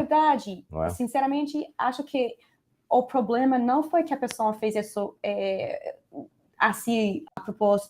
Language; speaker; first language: Portuguese; non-native, fluent; Spanish